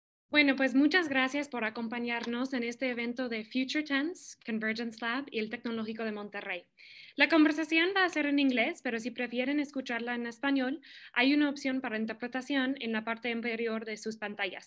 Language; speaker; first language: Spanish; non-native, fluent; English